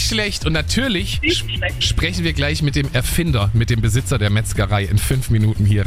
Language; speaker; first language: German; native; German